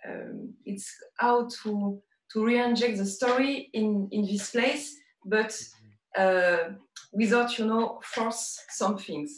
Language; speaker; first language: English; non-native, learner; French